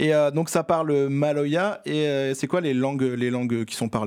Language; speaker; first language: French; native; French